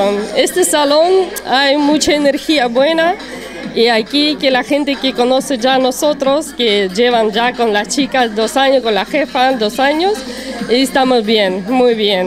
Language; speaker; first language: Spanish; non-native, learner; Russian